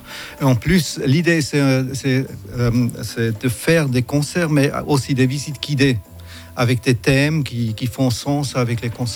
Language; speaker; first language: French; non-native, fluent; German